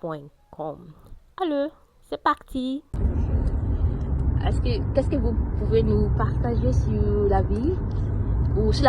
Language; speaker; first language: French; non-native, fluent; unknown